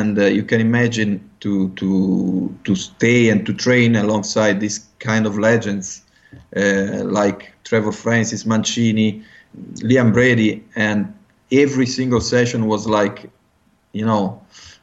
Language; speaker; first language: English; non-native, fluent; Italian